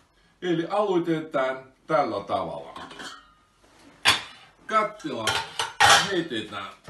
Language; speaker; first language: Finnish; non-native, fluent; Russian